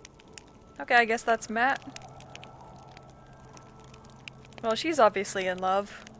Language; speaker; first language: English; native; English